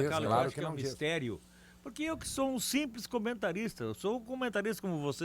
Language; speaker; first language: Portuguese; native; Portuguese